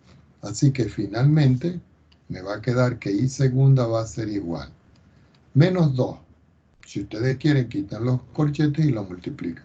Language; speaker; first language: Spanish; native; Spanish